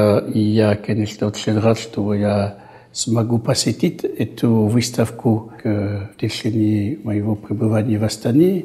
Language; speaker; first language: Russian; non-native, fluent; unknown